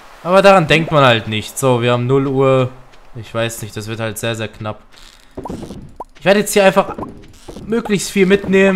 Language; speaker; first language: German; native; German